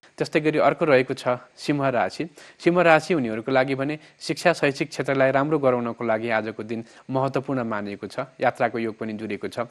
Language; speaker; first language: Nepali; native; Nepali